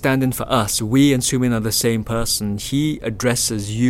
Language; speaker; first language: English; non-native, local second language; Chinese